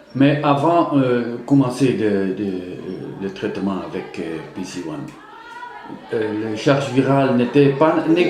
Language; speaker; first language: French; non-native, fluent; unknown